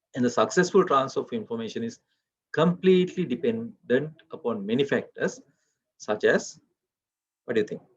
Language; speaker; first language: English; non-native, local second language; Sinhala